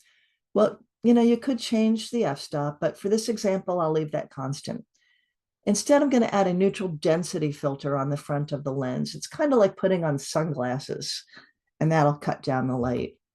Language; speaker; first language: English; native; English